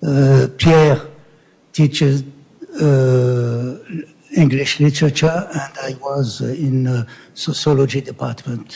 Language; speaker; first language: English; non-native, learner; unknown